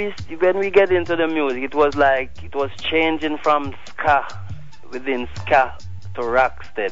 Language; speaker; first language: English; non-native, local second language; Jamaican Creole English